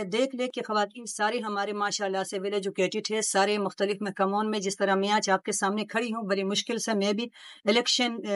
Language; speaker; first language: Urdu; non-native, local second language; Pashto